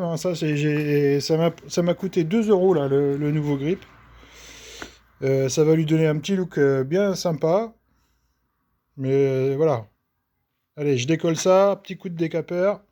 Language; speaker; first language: French; native; French